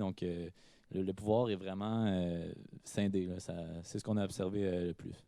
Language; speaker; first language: French; native; French